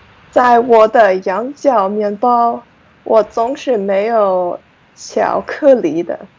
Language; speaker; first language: Chinese; non-native, learner; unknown